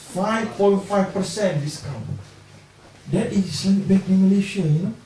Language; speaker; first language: English; non-native, local second language; Malay